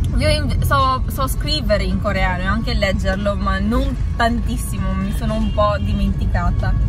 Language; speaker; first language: Italian; early bilingual, heritage; Italian